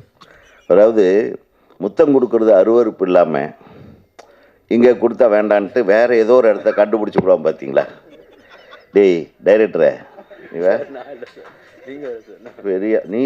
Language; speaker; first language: Tamil; native; Tamil